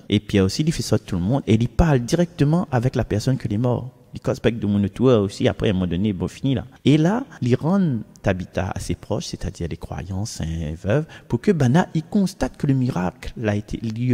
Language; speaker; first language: French; non-native, local second language; Réunion Creole French